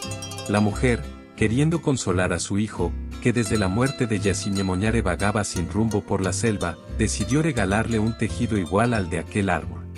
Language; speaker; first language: Spanish; native; Spanish